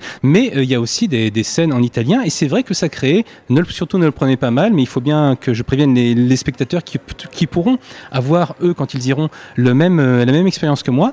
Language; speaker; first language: French; native; French